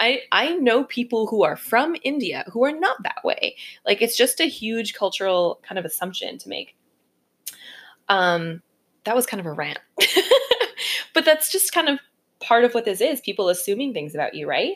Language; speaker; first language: English; native; English